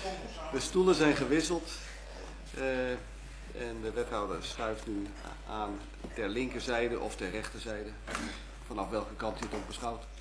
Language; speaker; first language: Dutch; native; Dutch